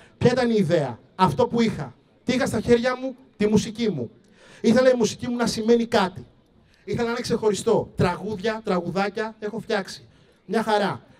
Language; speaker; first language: Greek; early bilingual, other home language; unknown